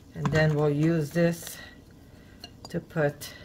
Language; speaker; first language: English; native; English